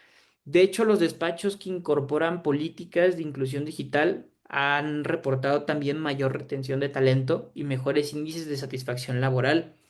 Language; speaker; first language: Spanish; native; Spanish